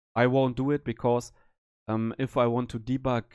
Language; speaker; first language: English; non-native, learner; German